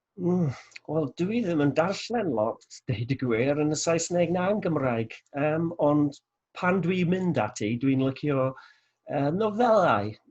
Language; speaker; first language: Welsh; non-native, local second language; English